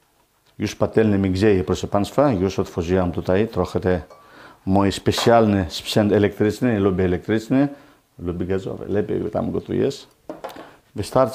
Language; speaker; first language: Polish; non-native, learner; Greek